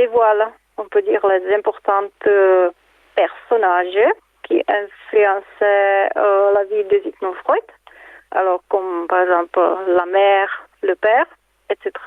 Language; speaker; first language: French; non-native, fluent; Czech